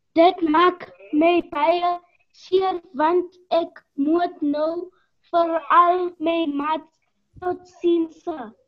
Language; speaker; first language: Afrikaans; non-native, local second language; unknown